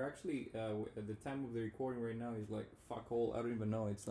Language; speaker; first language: English; non-native, fluent; Greek